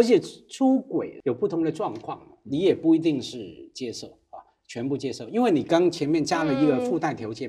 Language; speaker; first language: Chinese; native; Chinese